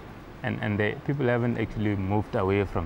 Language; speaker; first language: English; non-native, local second language; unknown